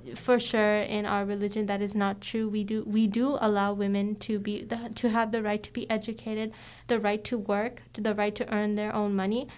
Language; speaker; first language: English; native; English